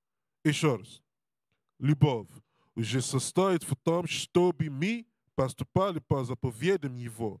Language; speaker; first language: Russian; non-native, learner; Portuguese